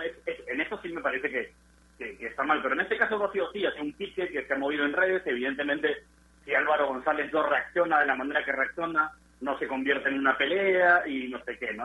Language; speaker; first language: Spanish; native; Spanish